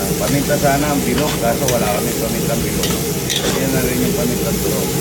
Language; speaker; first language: Filipino; non-native, local second language; Pampanga